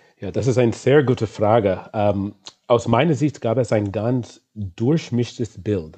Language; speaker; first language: German; non-native, fluent; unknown